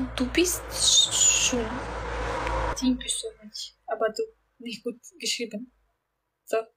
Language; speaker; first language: German; non-native, learner; Ukrainian